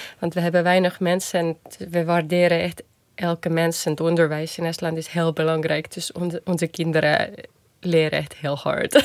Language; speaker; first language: Dutch; non-native, fluent; Estonian